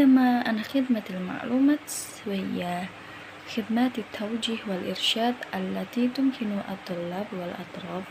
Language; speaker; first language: Arabic; non-native, learner; Indonesian